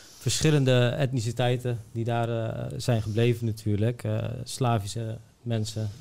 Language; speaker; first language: Dutch; early bilingual, other home language; Bosnian